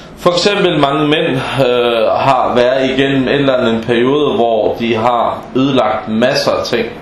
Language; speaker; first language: Danish; early bilingual, other home language; Arabic